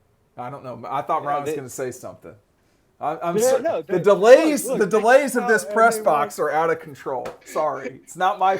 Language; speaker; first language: English; native; English